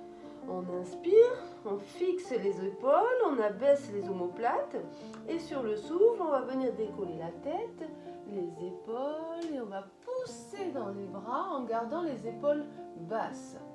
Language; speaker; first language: French; native; French